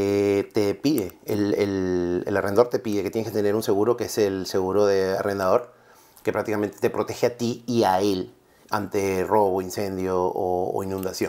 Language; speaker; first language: Spanish; native; Spanish